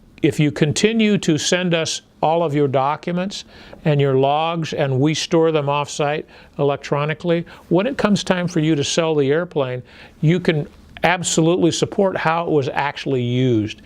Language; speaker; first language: English; native; English